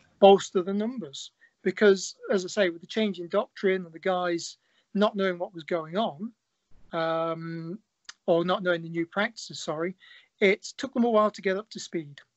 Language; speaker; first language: English; native; English